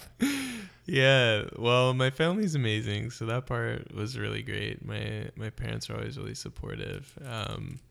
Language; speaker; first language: English; native; English